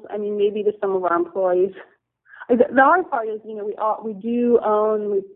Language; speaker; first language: English; native; English